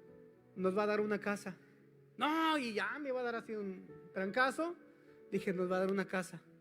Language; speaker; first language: Spanish; native; Spanish